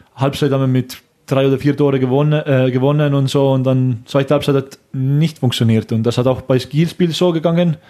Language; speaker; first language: German; non-native, learner; Estonian